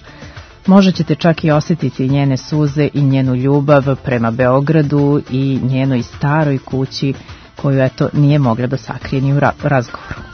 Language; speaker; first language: Serbian; native; Serbian